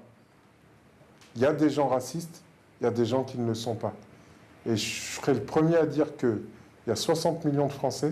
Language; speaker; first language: French; native; French